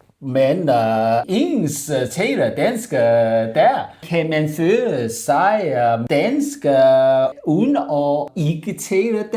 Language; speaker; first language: Danish; non-native, learner; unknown